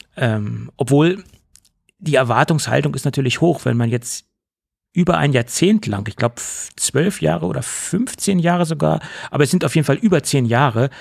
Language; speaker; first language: German; native; German